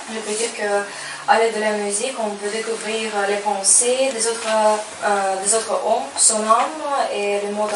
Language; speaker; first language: French; non-native, learner; Ukrainian